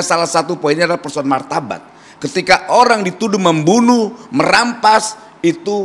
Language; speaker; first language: Indonesian; native; Indonesian